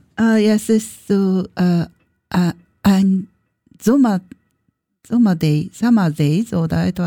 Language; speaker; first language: German; non-native, learner; Japanese